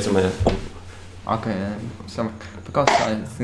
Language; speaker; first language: English; non-native, learner; Russian